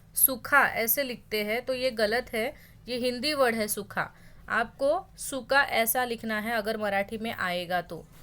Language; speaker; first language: Hindi; non-native, local second language; Marathi